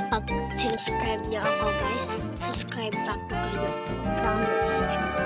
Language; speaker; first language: Filipino; non-native, local second language; Cebuano